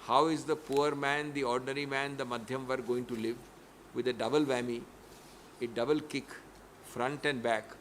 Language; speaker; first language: English; non-native, local second language; Hindi